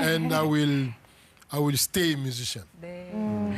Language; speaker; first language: English; non-native, fluent; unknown